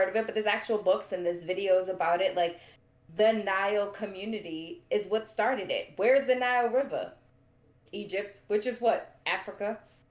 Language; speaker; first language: English; native; English